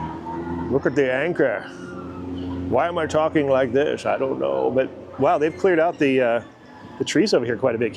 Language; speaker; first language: English; native; English